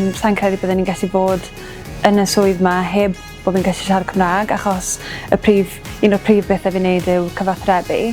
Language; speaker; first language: Welsh; native; Welsh